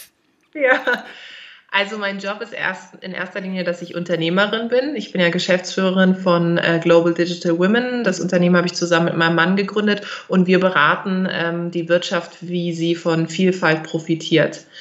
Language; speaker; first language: German; native; German